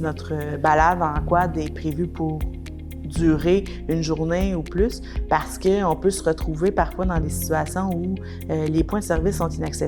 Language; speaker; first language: French; native; French